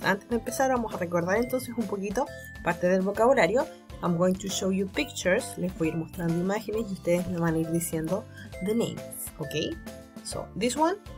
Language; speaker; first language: Spanish; native; Spanish